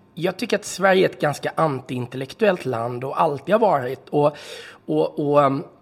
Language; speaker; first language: Swedish; native; Swedish